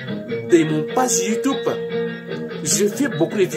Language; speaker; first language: French; non-native, learner; Bambara